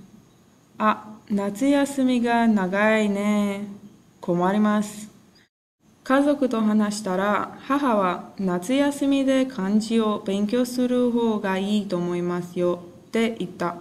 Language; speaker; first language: Japanese; non-native, learner; English